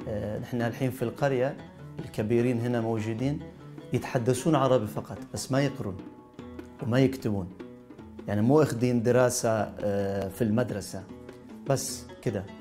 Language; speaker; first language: Arabic; non-native, local second language; Turkish